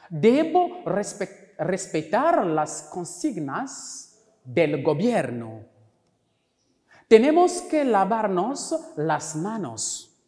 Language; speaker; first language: Spanish; non-native, local second language; French